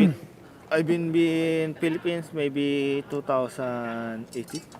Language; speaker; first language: English; non-native, local second language; Filipino